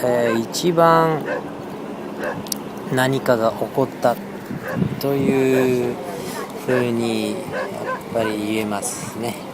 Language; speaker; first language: Japanese; non-native, fluent; French